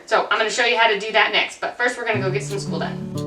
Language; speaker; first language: English; native; English